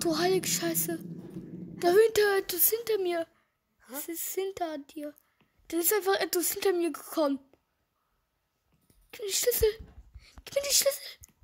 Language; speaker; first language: German; native; German